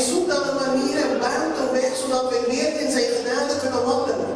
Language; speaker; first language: Dutch; non-native, local second language; Papiamento